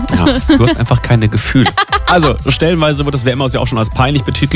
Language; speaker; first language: German; native; German